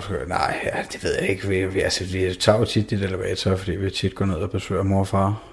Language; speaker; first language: Danish; native; Danish